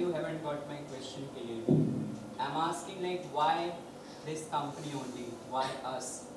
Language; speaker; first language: English; non-native, local second language; Hindi